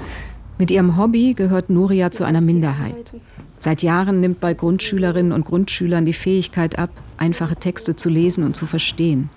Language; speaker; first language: German; native; German